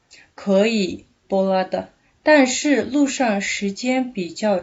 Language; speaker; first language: Chinese; non-native, fluent; Kazakh